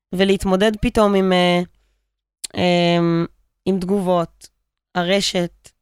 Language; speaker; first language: Hebrew; native; Hebrew